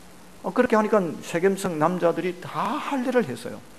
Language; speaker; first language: Korean; native; Korean